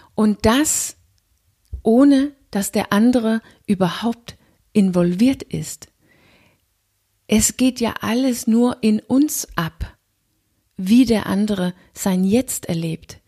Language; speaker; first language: German; non-native, fluent; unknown